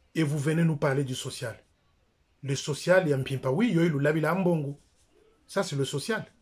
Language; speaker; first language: French; non-native, local second language; Lingala